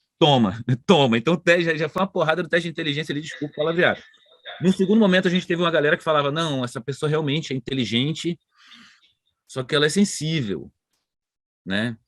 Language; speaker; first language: Portuguese; native; Portuguese